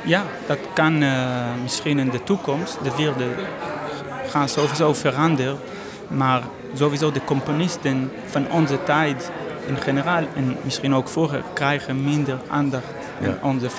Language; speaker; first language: Dutch; non-native, learner; Hebrew